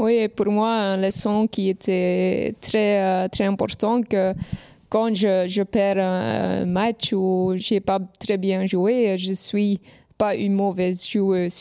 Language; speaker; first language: French; non-native, local second language; Dutch